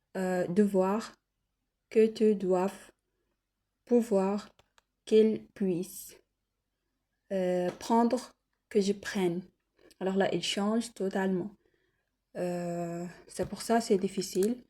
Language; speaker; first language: French; non-native, learner; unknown